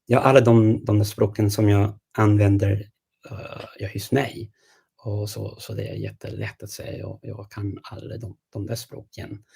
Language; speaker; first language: Swedish; non-native, fluent; English